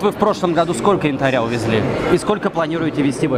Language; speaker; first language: Russian; native; Russian